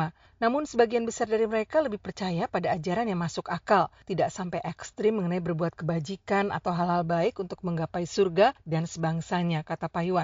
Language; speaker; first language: Indonesian; native; Indonesian